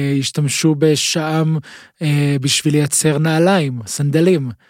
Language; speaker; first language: Hebrew; native; Hebrew